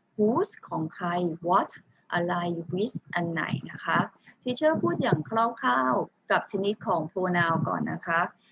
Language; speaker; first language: Thai; native; Thai